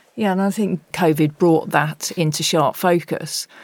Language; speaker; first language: English; native; English